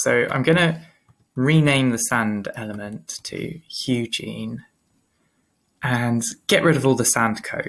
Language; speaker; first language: English; native; English